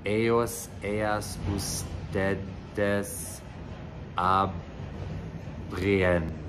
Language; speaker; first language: Spanish; non-native, learner; English